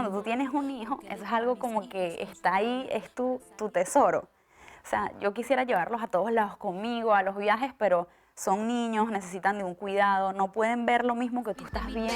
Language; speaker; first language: Spanish; native; Spanish